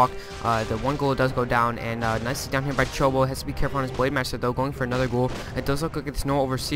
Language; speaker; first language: English; native; English